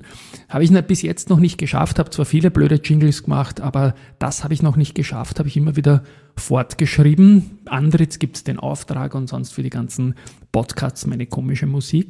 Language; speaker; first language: German; native; German